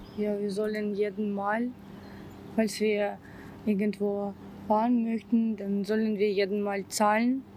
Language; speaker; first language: German; non-native, learner; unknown